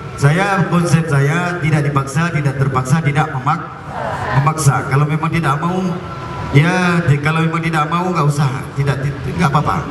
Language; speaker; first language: Malay; non-native, local second language; Achinese